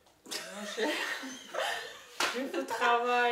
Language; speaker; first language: French; non-native, learner; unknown